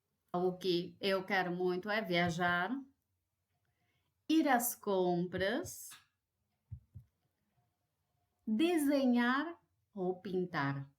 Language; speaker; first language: Portuguese; non-native, fluent; Spanish